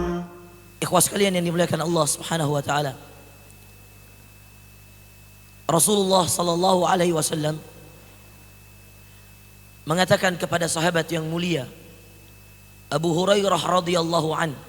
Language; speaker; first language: Indonesian; native; Indonesian